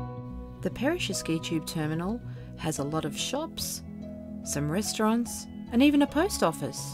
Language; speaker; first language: English; native; English